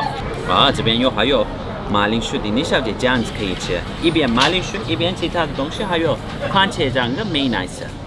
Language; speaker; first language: Chinese; non-native, learner; Turkish